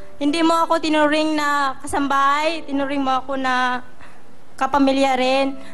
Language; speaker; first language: Filipino; non-native, local second language; Cebuano